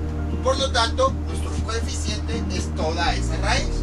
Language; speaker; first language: Spanish; native; Spanish